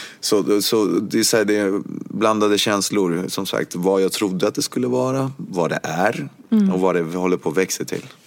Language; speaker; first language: Swedish; early bilingual, other home language; Spanish